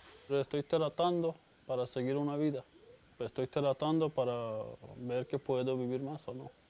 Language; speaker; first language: Spanish; non-native, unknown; Persian